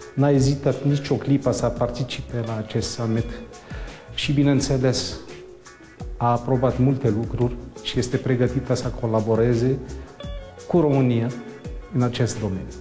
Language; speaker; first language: Romanian; non-native, fluent; Arabic